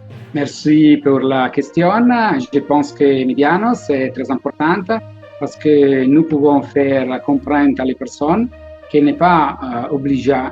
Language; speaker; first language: French; non-native, learner; Italian